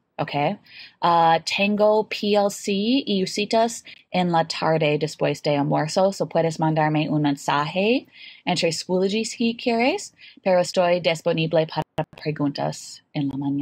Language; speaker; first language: Spanish; non-native, fluent; English